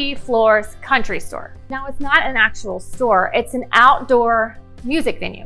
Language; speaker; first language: English; native; English